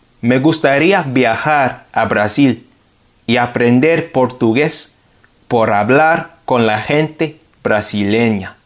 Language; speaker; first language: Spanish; non-native, fluent; English